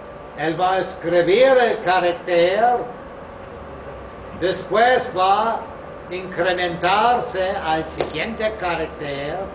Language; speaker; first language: Spanish; non-native, fluent; English